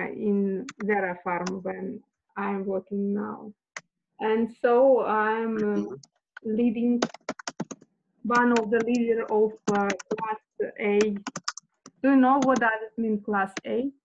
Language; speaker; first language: English; non-native, learner; Russian